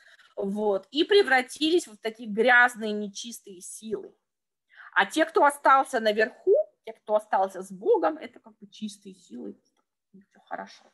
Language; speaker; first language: Russian; native; Russian